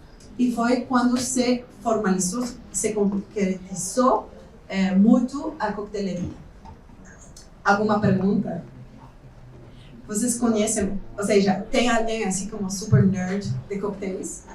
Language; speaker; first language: Portuguese; non-native, fluent; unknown